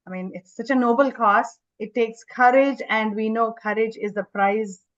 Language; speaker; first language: English; non-native, local second language; Kannada